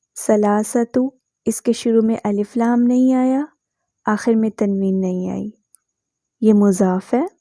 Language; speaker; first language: Urdu; native; Urdu